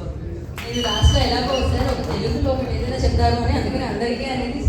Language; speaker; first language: Telugu; native; Telugu